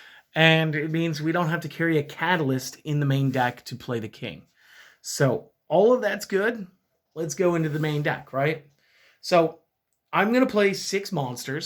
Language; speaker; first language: English; native; English